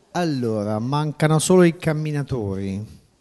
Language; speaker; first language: Italian; native; Italian